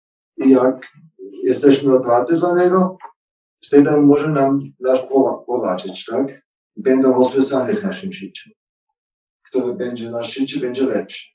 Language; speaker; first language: Polish; non-native, learner; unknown